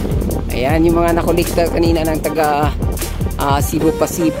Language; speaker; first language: Filipino; native; Filipino